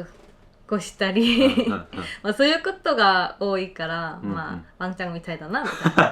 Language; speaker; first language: Japanese; non-native, fluent; Korean